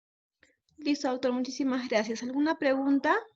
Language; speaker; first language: Spanish; native; Spanish